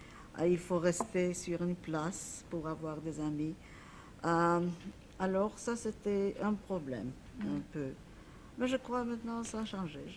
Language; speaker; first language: French; non-native, fluent; Polish